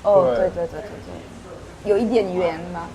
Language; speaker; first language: Chinese; non-native, learner; French